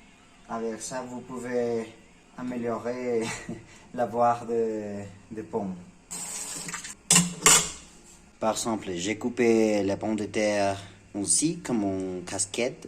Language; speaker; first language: French; non-native, learner; Spanish